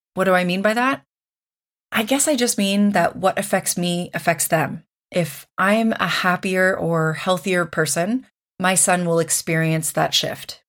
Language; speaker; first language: English; native; English